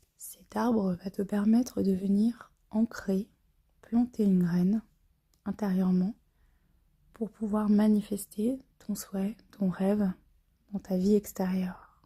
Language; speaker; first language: French; native; French